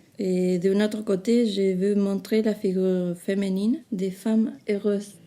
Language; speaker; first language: French; non-native, fluent; Spanish